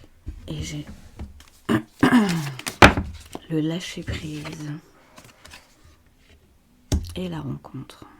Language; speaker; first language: French; native; French